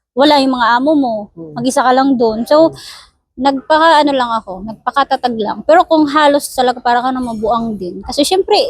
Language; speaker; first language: Filipino; non-native, local second language; Bikol